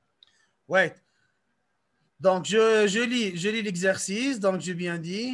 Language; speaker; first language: French; non-native, local second language; Arabic